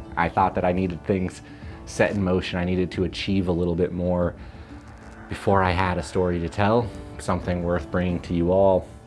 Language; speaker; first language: English; native; English